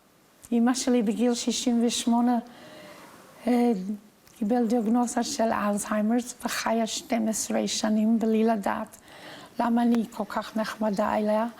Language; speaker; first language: Hebrew; non-native, fluent; English